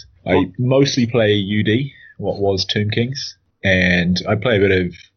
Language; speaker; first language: English; native; English